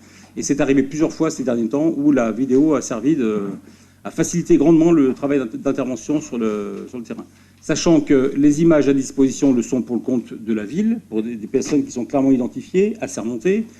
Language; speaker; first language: French; native; French